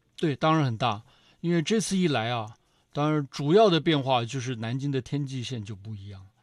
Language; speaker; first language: Chinese; native; Chinese